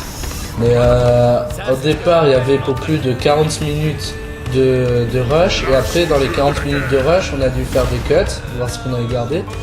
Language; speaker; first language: French; native; French